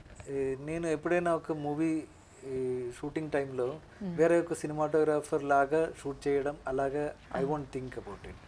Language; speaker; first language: Telugu; non-native, local second language; Malayalam